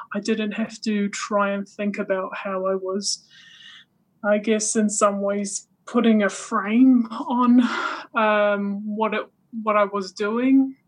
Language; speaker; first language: English; native; English